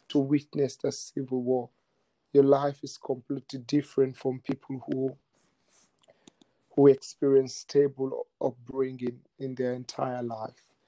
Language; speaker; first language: English; non-native, local second language; Mandingo